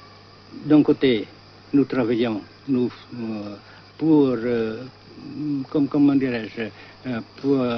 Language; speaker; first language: French; non-native, fluent; Vietnamese